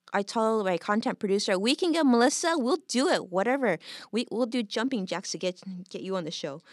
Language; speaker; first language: English; native; English